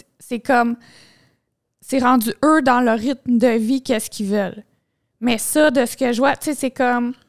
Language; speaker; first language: French; native; French